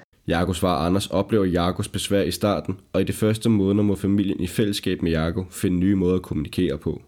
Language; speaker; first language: Danish; native; Danish